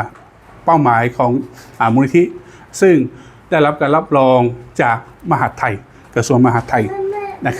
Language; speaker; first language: Thai; native; Thai